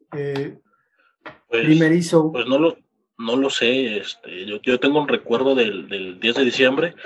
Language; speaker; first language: Spanish; native; Spanish